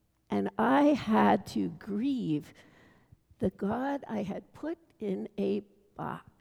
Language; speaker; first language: English; native; English